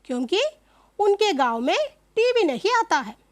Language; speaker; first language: Hindi; non-native, local second language; Malayalam